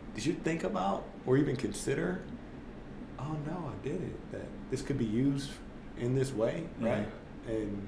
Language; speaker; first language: English; native; English